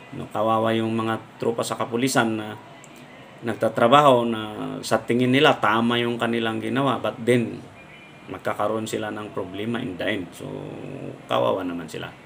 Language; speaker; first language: Filipino; non-native, local second language; Iloko